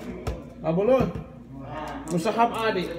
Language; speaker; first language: Arabic; non-native, learner; Filipino